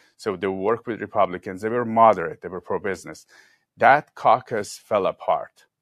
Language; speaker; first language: English; non-native, fluent; Persian